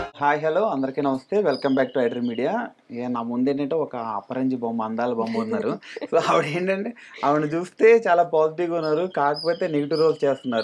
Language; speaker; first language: Telugu; native; Telugu